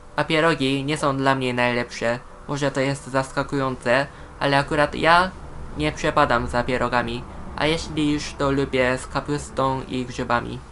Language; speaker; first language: Polish; non-native, fluent; Japanese